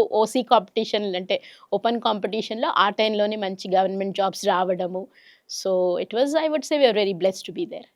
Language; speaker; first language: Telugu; non-native, local second language; Kannada